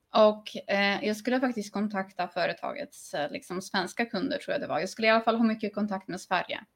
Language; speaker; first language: Swedish; early bilingual, other home language; Polish